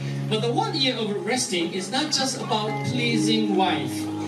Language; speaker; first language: English; non-native, fluent; Korean